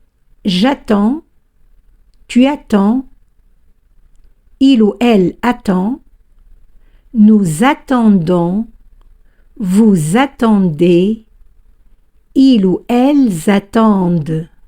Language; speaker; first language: French; non-native, fluent; Spanish